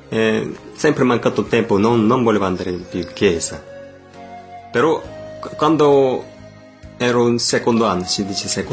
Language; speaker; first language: Italian; non-native, learner; Korean